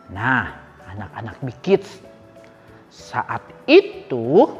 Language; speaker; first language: Indonesian; native; Indonesian